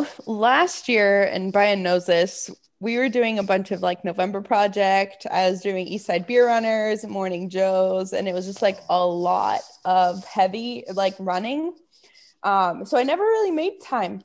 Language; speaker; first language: English; native; English